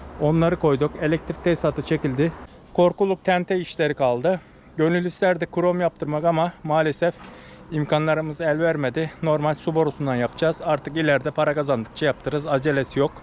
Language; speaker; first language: Turkish; native; Turkish